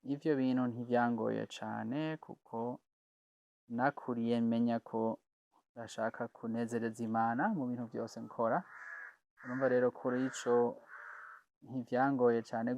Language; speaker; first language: Rundi; non-native, fluent; English